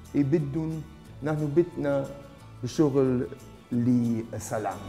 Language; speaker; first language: Arabic; non-native, learner; German